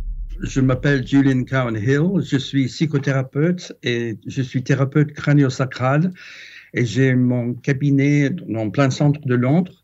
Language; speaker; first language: French; non-native, fluent; English